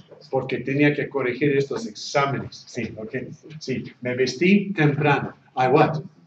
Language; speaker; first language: Spanish; non-native, fluent; English